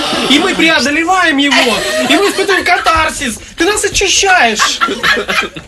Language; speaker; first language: Russian; native; Russian